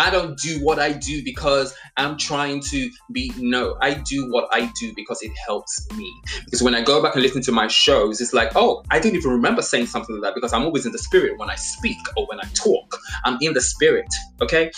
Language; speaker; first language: English; non-native, local second language; Yoruba